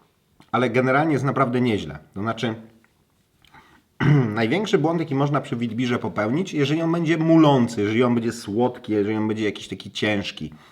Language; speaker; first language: Polish; native; Polish